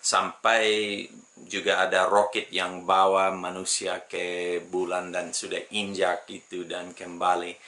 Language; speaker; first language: Indonesian; non-native, fluent; English